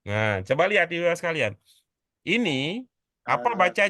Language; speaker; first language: Indonesian; native; Indonesian